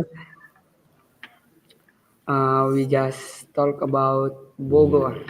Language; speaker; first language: English; non-native, learner; Indonesian